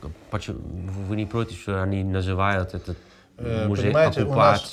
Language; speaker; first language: Russian; non-native, fluent; Dutch